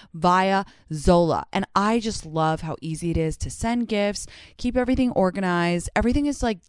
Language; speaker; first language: English; native; English